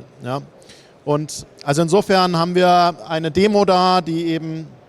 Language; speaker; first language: German; native; German